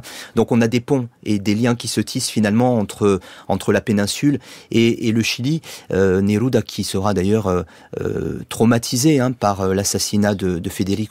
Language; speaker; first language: French; native; French